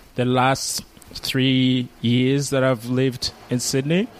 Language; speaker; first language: English; non-native, local second language; Kinyarwanda